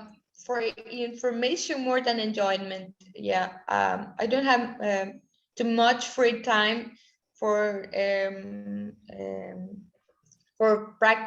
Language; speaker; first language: English; non-native, learner; Spanish